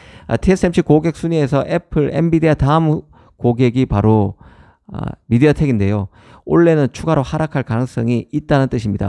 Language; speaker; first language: Korean; native; Korean